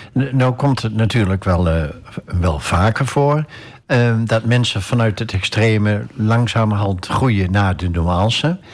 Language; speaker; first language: Dutch; native; Dutch